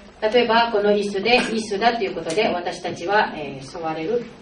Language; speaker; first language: Japanese; non-native, fluent; Filipino